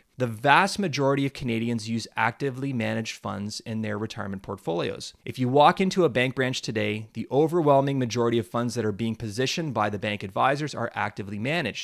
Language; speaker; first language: English; native; English